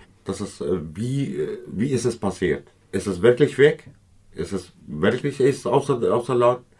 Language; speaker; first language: German; non-native, learner; Kurdish